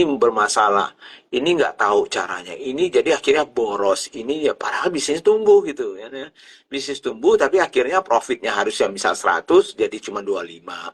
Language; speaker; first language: Indonesian; native; Indonesian